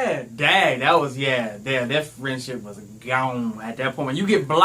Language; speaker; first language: English; native; English